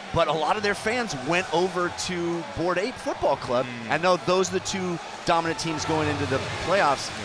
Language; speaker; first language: English; native; English